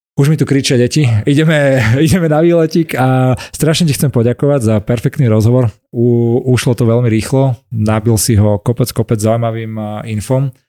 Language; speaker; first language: Slovak; native; Slovak